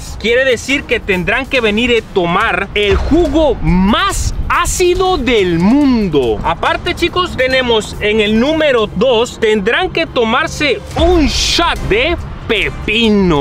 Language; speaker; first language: Spanish; native; Spanish